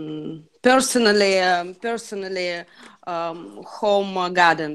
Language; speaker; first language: English; non-native, learner; Russian